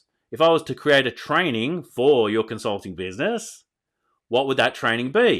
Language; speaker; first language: English; native; English